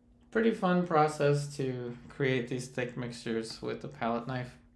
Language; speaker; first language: English; early bilingual, other home language; Spanish